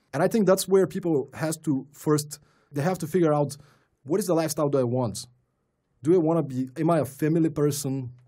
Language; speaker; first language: English; non-native, fluent; Bulgarian